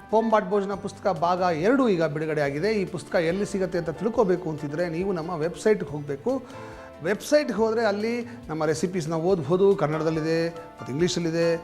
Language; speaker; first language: Kannada; native; Kannada